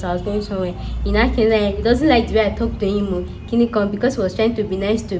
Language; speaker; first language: English; non-native, local second language; Yoruba